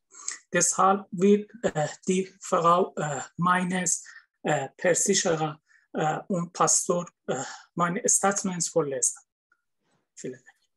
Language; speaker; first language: German; non-native, learner; Persian